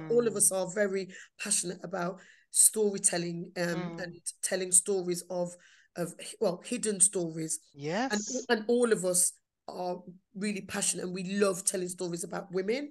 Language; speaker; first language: English; native; English